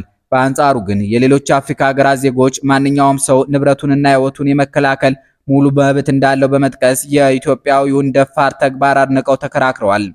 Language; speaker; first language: Amharic; native; Amharic